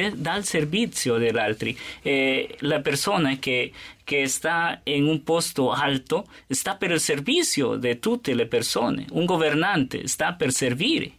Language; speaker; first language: Italian; non-native, learner; Spanish